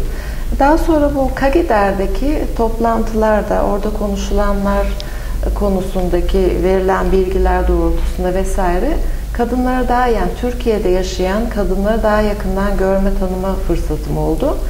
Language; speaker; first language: Turkish; native; Turkish